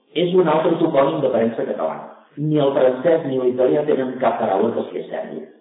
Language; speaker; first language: Catalan; native; Catalan